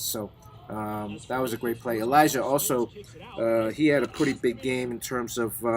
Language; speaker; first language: English; native; English